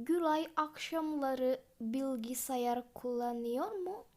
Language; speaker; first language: Turkish; non-native, fluent; Indonesian